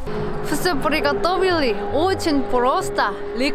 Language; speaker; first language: Russian; non-native, learner; Korean